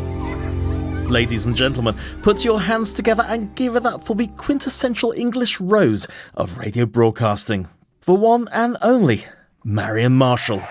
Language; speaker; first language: English; native; English